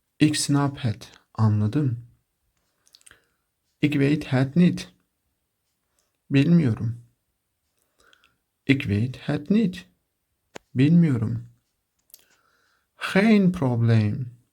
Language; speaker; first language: Dutch; non-native, learner; Turkish